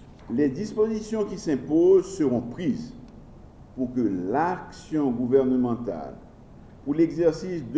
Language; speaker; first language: French; non-native, local second language; Haitian Creole